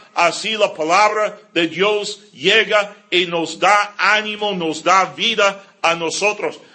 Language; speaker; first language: Spanish; non-native, fluent; English